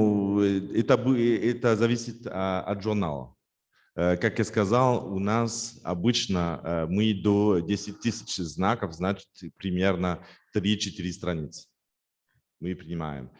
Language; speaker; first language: Russian; non-native, fluent; French